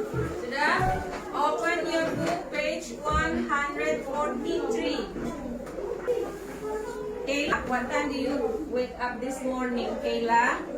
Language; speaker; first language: English; non-native, learner; Indonesian